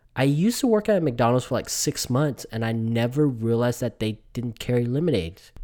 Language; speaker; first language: English; early bilingual, other home language; Vietnamese